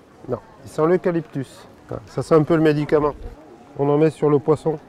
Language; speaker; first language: French; native; French